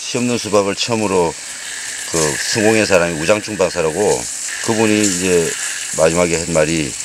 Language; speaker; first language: Korean; native; Korean